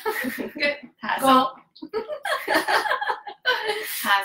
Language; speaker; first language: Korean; non-native, learner; Japanese